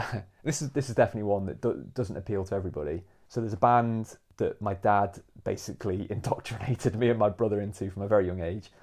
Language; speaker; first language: English; native; English